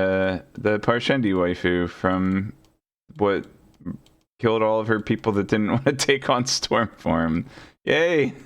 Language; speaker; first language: English; native; English